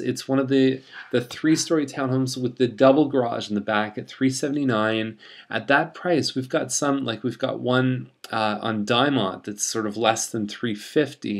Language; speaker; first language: English; native; English